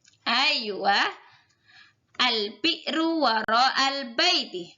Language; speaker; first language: Arabic; non-native, fluent; Indonesian